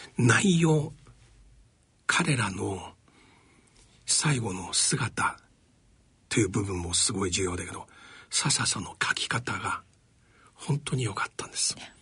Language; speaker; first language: Japanese; non-native, fluent; Chinese